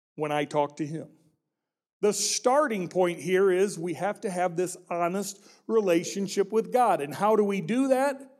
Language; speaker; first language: English; native; English